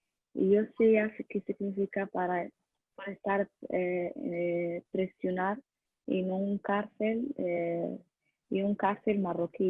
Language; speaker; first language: Spanish; non-native, learner; Arabic